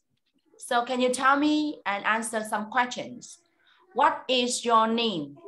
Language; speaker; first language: English; non-native, fluent; Vietnamese